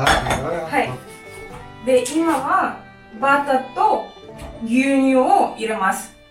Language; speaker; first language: Japanese; non-native, fluent; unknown